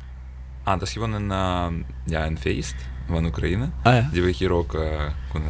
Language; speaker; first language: Dutch; non-native, fluent; Ukrainian